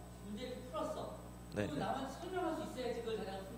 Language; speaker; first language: Korean; native; Korean